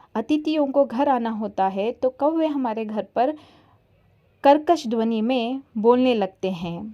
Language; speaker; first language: Hindi; non-native, local second language; Kannada